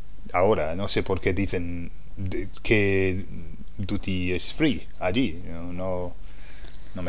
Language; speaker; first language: Spanish; non-native, fluent; English